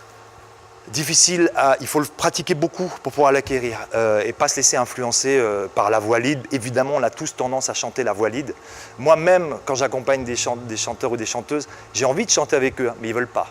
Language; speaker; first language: French; native; French